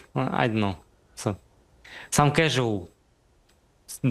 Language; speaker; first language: English; non-native, learner; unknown